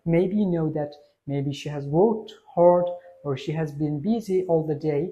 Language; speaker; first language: English; non-native, fluent; Persian